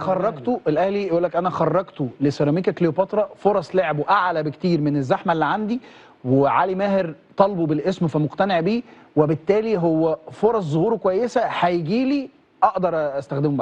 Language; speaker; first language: Arabic; native; Arabic